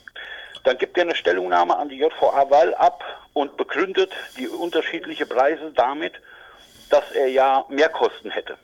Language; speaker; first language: German; native; German